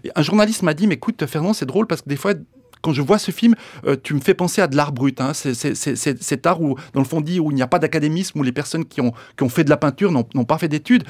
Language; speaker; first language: French; early bilingual, other home language; Spanish